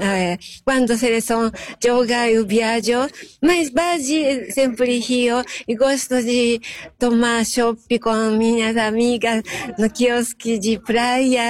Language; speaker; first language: Portuguese; non-native, learner; Japanese